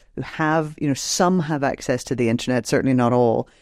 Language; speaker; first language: English; native; English